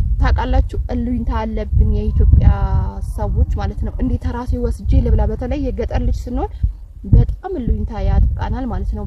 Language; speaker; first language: Amharic; native; Amharic